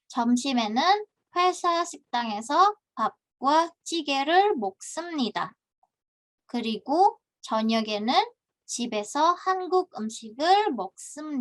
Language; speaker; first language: Korean; non-native, fluent; Indonesian